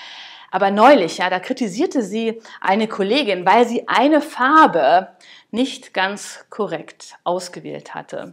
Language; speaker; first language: German; native; German